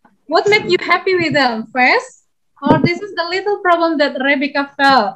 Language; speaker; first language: English; non-native, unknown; Indonesian